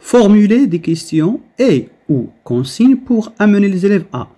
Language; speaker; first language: French; non-native, local second language; Arabic